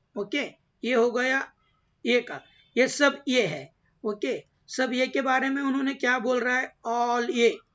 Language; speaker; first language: Hindi; non-native, local second language; Marathi